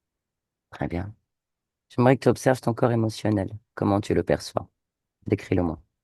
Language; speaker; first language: French; native; French